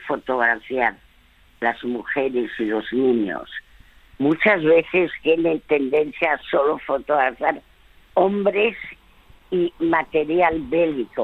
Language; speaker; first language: Spanish; early bilingual, other home language; French